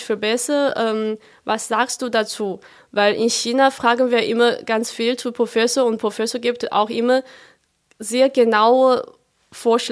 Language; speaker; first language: German; non-native, fluent; Chinese